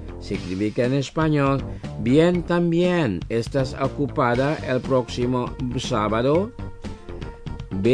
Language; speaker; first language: Spanish; non-native, fluent; Indonesian